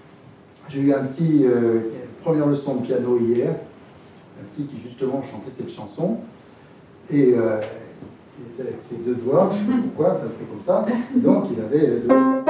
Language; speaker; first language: French; native; French